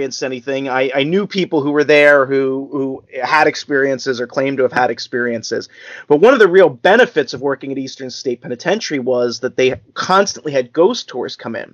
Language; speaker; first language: English; native; English